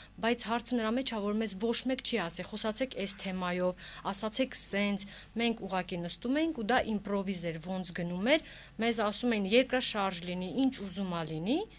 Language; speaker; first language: Armenian; early bilingual, heritage; Armenian